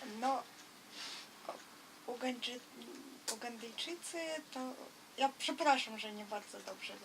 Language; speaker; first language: Polish; non-native, fluent; Russian